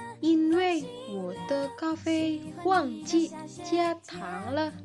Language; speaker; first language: Chinese; non-native, learner; Indonesian